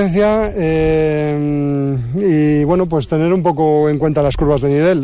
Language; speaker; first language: Spanish; native; Spanish